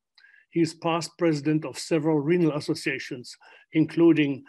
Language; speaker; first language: English; non-native, fluent; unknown